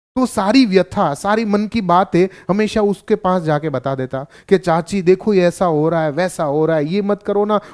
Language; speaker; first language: Hindi; non-native, local second language; Gujarati